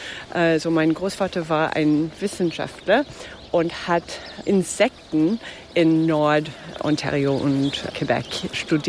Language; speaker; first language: German; non-native, fluent; English